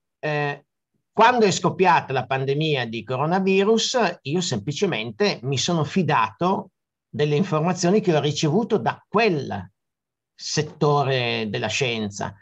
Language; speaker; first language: Italian; native; Italian